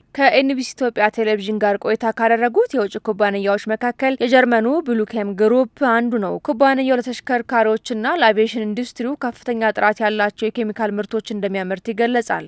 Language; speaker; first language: Amharic; native; Amharic